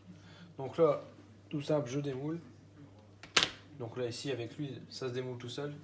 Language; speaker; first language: French; native; French